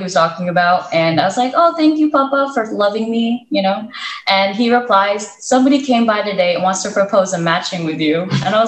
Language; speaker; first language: English; native; English